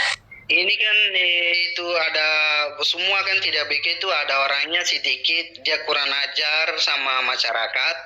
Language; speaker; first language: Indonesian; non-native, learner; Rohingya